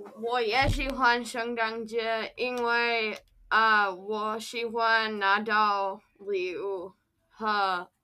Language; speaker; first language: Chinese; non-native, learner; English